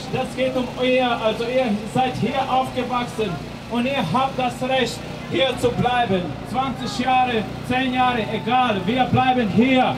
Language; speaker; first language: German; non-native, fluent; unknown